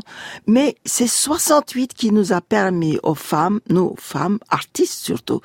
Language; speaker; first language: French; non-native, fluent; Turkish